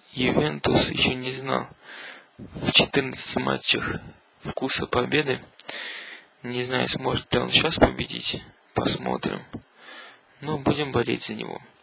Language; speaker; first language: Russian; native; Russian